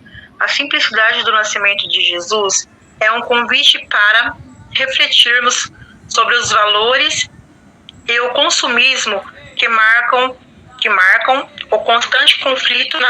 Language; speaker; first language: Portuguese; native; Portuguese